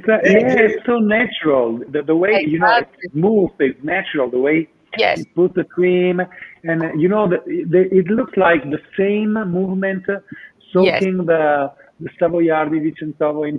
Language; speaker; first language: English; non-native, fluent; Italian